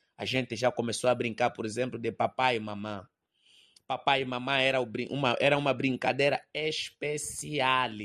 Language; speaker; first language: Portuguese; native; Portuguese